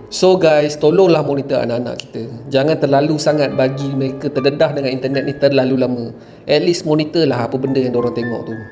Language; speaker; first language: Malay; native; Malay